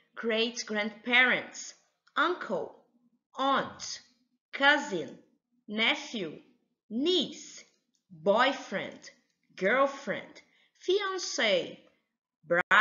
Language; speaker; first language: English; non-native, fluent; Portuguese